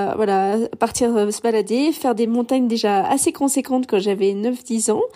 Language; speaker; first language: French; early bilingual, other home language; English